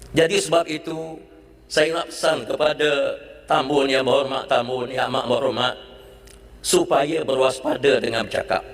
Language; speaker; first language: Malay; native; Malay